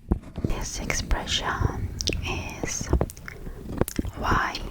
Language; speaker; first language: English; non-native, learner; Korean